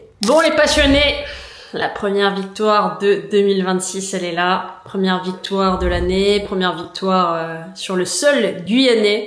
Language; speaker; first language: French; native; French